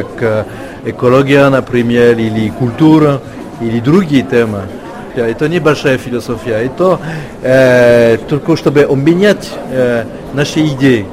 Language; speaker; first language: Russian; non-native, fluent; French